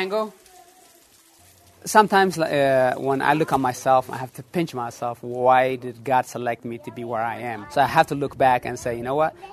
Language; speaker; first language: English; early bilingual, other home language; Tigrinya